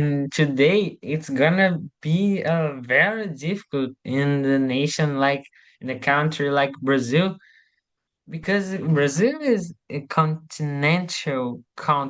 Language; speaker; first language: English; non-native, learner; Portuguese